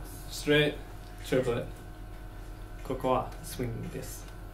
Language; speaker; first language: Japanese; non-native, learner; English